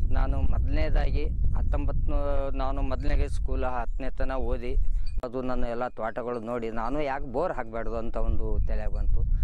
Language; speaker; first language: Kannada; native; Kannada